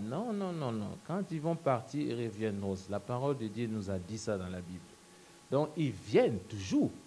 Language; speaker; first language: French; non-native, local second language; Lingala